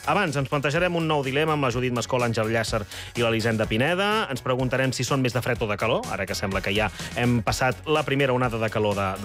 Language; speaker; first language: Catalan; native; Catalan